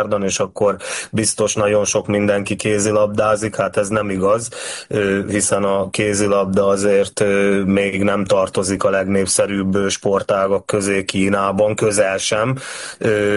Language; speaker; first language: Hungarian; native; Hungarian